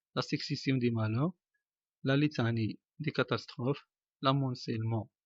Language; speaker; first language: French; non-native, local second language; Arabic